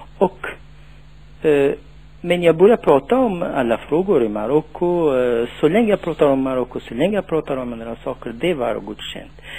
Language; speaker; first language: Swedish; non-native, fluent; Tachelhit